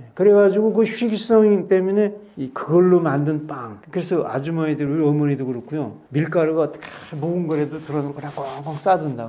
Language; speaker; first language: Korean; native; Korean